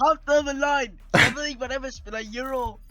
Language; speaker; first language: Danish; native; Danish